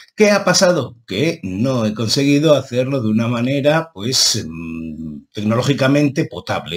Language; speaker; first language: Spanish; native; Spanish